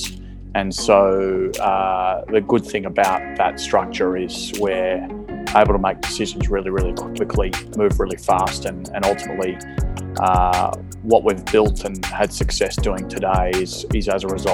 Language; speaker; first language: English; native; English